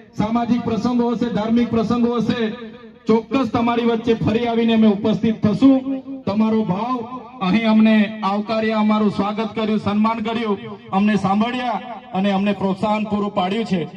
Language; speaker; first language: Gujarati; non-native, local second language; Vasavi